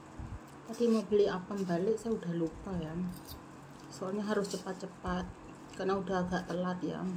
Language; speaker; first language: Indonesian; non-native, local second language; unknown